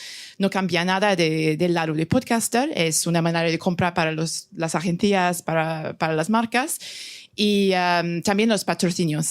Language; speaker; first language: Spanish; non-native, fluent; English